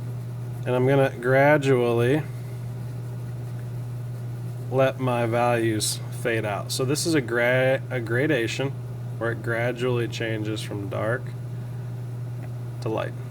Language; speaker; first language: English; native; English